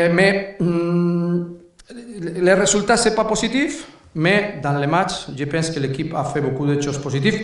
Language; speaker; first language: French; non-native, learner; Spanish